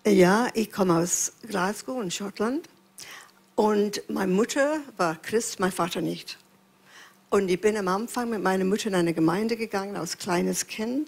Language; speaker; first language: German; non-native, fluent; English